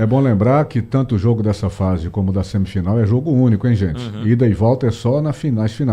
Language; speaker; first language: Portuguese; native; Portuguese